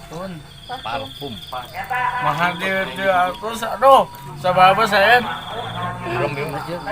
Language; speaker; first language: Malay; non-native, local second language; Sundanese